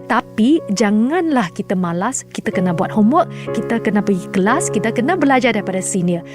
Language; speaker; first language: Malay; non-native, local second language; Chinese